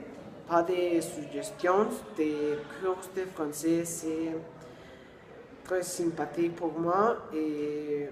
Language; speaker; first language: French; non-native, learner; Spanish